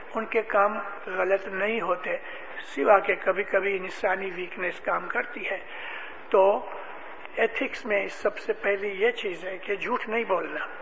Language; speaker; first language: Urdu; non-native, local second language; Gujarati